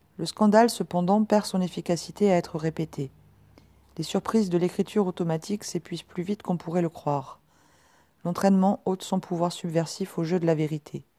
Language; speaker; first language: French; native; French